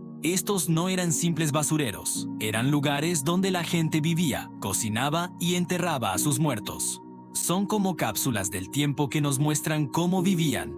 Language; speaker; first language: Spanish; native; Spanish